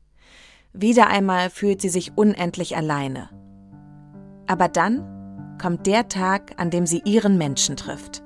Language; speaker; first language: German; native; German